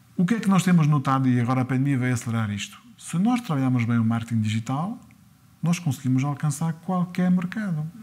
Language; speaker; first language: Portuguese; early bilingual, other home language; French